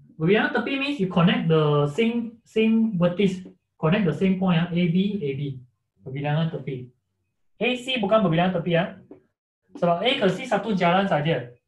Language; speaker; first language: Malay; non-native, local second language; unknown